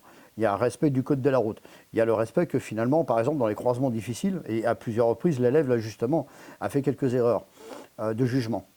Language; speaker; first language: French; native; French